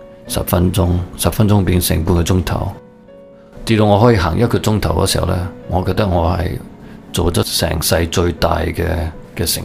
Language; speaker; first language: Cantonese; early bilingual, heritage; Cantonese